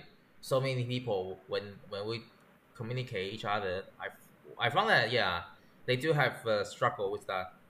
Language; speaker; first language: English; non-native, learner; Chinese